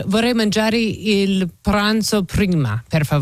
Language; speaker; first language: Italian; non-native, learner; English